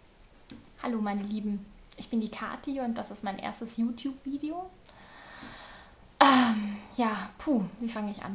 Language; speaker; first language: German; native; German